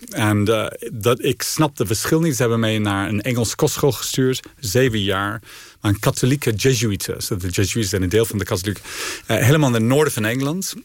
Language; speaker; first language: Dutch; non-native, fluent; English